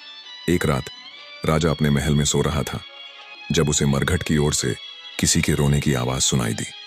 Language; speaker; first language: Hindi; native; Hindi